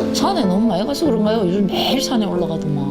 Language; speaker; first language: Korean; native; Korean